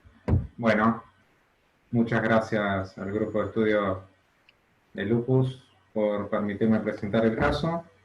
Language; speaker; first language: Spanish; native; Spanish